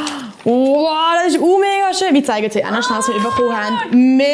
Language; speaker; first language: German; native; German